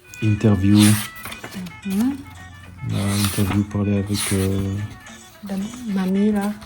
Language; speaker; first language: French; early bilingual, other home language; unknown